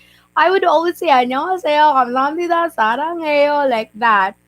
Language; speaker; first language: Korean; non-native, learner; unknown